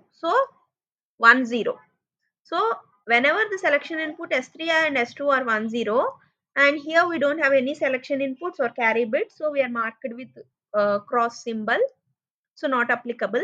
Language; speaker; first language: English; non-native, local second language; Telugu